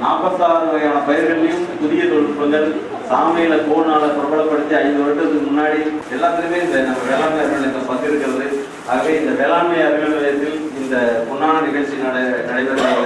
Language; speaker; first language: Tamil; native; Tamil